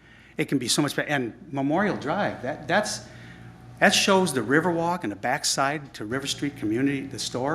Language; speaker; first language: English; native; English